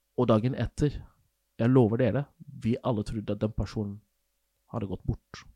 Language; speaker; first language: Norwegian; non-native, fluent; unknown